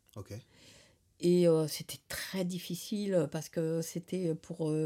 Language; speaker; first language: French; native; French